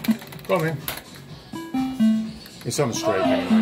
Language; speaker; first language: English; native; English